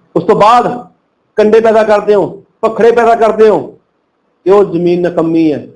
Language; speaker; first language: Hindi; non-native, local second language; Punjabi